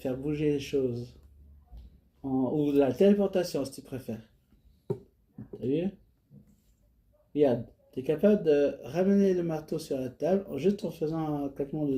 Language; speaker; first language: French; native; French